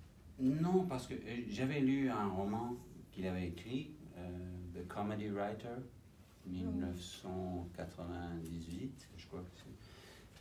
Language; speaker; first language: French; non-native, fluent; English